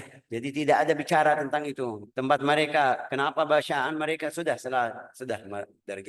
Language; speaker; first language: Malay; non-native, fluent; Arabic